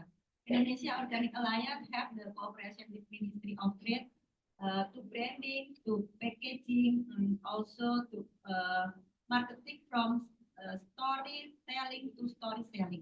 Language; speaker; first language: English; non-native, learner; Indonesian